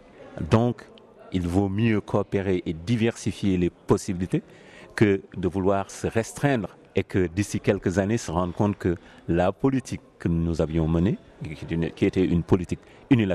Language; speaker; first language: French; non-native, local second language; Wolof